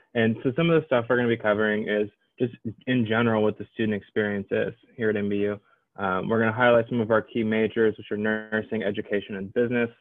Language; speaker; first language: English; native; English